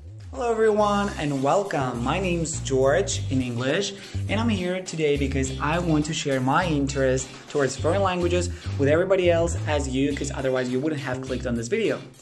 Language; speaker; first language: English; non-native, fluent; Russian